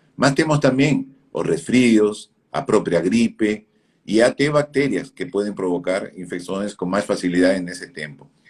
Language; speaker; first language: Portuguese; non-native, fluent; Spanish